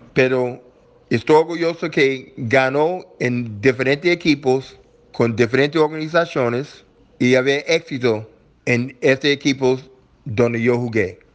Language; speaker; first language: Spanish; non-native, learner; English